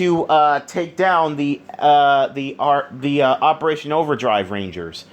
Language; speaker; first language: English; native; English